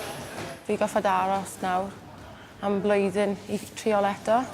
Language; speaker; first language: Welsh; non-native, local second language; English